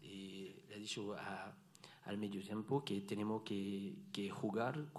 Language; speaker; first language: Spanish; non-native, learner; French